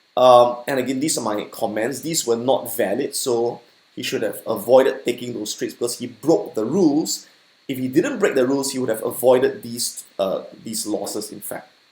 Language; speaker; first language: English; native; English